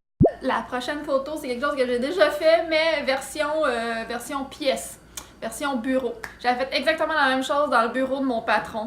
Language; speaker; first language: French; native; French